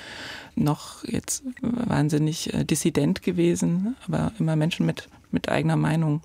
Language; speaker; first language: German; native; German